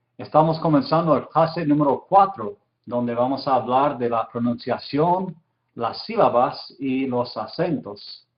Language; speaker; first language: Spanish; non-native, fluent; English